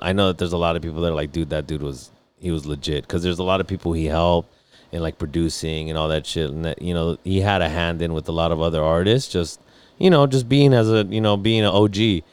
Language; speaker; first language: English; native; English